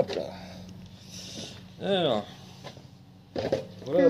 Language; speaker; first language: French; native; French